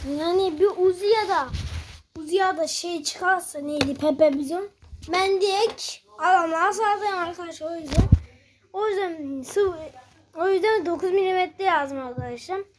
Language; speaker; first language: Turkish; native; Turkish